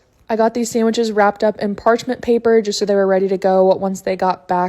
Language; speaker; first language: English; native; English